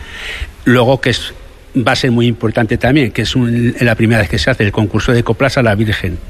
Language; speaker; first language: Spanish; native; Spanish